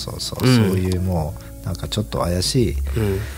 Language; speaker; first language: Japanese; native; Japanese